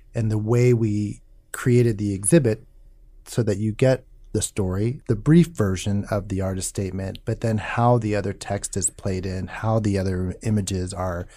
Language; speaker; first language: English; native; English